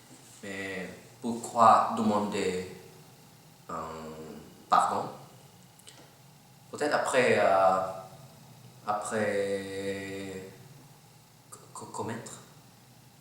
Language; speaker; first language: French; non-native, learner; Filipino